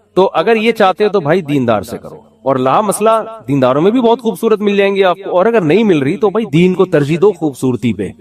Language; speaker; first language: Urdu; native; Urdu